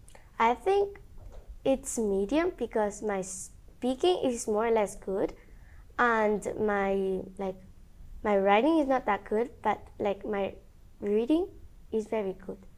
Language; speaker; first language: English; non-native, learner; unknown